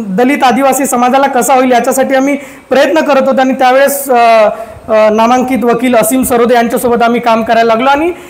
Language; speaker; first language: Marathi; native; Marathi